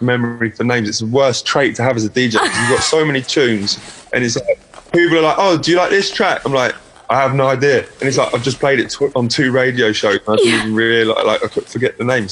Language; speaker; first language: English; native; English